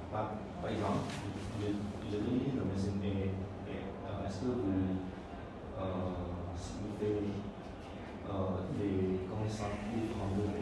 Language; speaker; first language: French; non-native, fluent; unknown